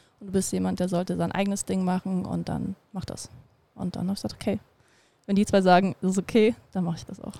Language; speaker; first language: German; early bilingual, other home language; Russian